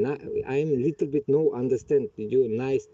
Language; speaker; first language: English; non-native, learner; Bashkir